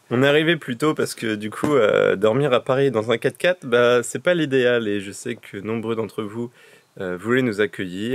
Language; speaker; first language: French; native; French